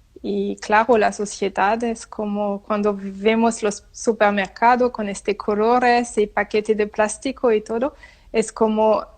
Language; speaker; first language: Spanish; non-native, learner; French